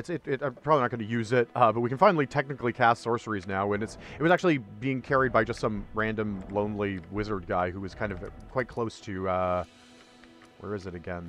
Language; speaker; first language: English; native; English